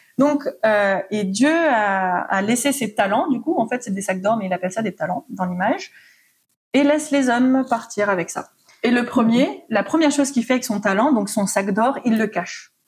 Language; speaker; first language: French; native; French